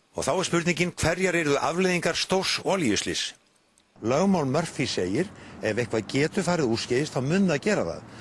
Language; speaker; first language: Icelandic; native; Icelandic